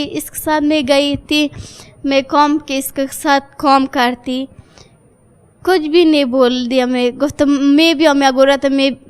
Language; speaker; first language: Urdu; non-native, learner; Persian